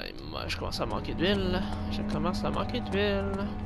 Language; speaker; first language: French; native; French